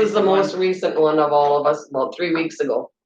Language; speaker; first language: English; native; English